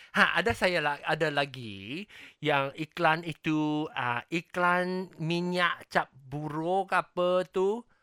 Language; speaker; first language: Malay; non-native, local second language; Chinese